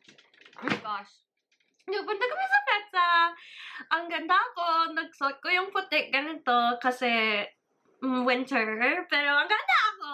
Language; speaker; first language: Filipino; early bilingual, heritage; English